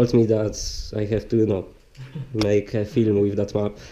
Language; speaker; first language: English; non-native, learner; Polish